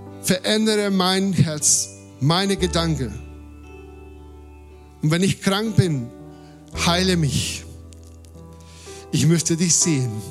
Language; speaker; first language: German; non-native, fluent; Spanish